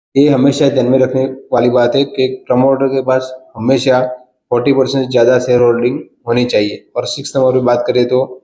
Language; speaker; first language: Hindi; non-native, local second language; Gujarati